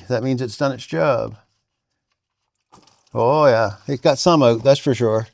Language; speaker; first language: English; native; English